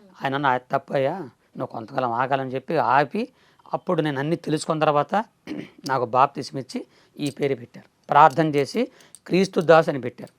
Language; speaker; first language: Telugu; non-native, local second language; Koya